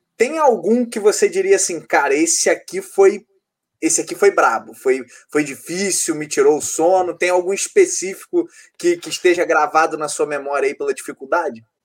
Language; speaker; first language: Portuguese; native; Portuguese